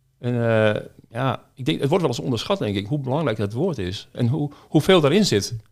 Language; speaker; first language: Dutch; native; Dutch